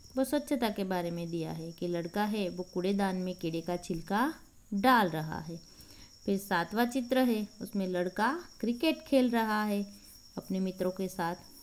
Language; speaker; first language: Hindi; non-native, local second language; Gujarati